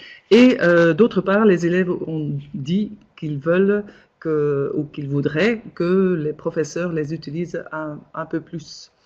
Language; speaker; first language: French; non-native, local second language; Dutch